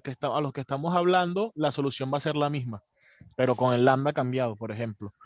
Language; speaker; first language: Spanish; native; Spanish